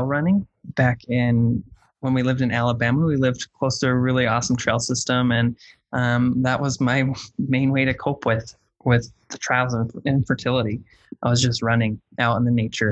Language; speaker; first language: English; native; English